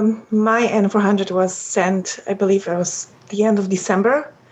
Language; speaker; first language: English; non-native, fluent; Polish